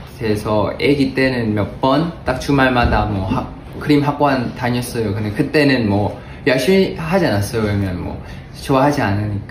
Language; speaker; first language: Korean; non-native, fluent; Thai